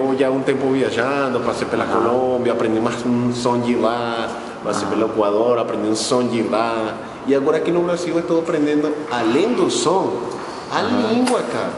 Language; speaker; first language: Portuguese; non-native, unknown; Spanish